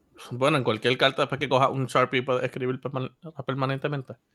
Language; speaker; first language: Spanish; native; Spanish